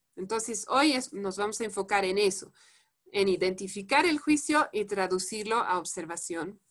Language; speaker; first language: Spanish; non-native, fluent; French